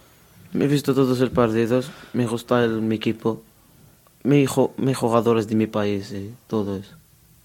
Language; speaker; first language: Spanish; non-native, learner; Arabic